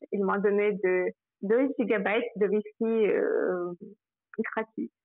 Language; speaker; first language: French; non-native, fluent; Russian